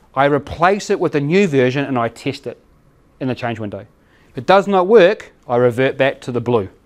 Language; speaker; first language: English; native; English